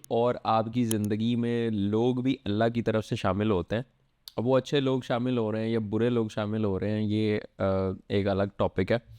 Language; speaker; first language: Urdu; native; Urdu